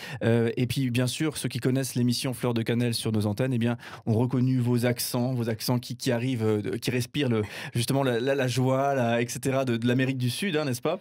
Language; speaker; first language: French; native; French